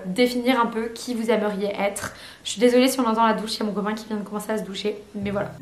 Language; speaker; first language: French; native; French